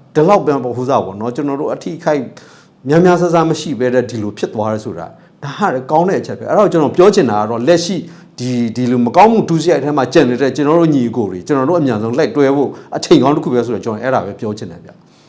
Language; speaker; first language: Burmese; non-native, local second language; S'gaw Karen